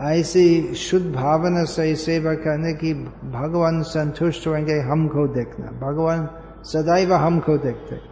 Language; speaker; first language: Hindi; non-native, fluent; English